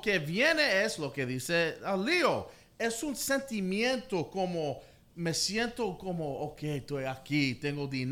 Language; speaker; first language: Spanish; early bilingual, heritage; English